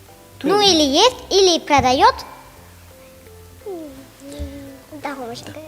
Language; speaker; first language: Russian; non-native, local second language; Tajik